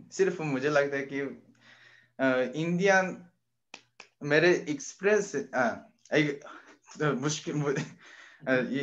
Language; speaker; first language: Hindi; non-native, learner; Korean